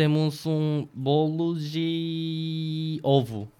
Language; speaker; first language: Portuguese; non-native, fluent; Korean